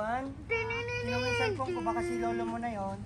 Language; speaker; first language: Filipino; native; Filipino